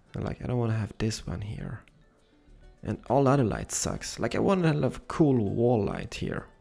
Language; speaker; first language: English; non-native, fluent; Polish